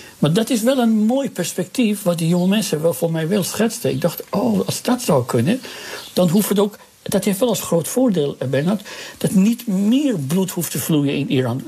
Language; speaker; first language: Dutch; non-native, fluent; Persian